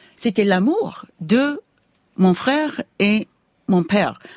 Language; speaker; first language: French; non-native, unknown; English